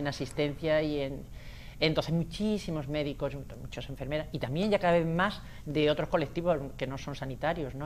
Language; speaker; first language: Spanish; native; Spanish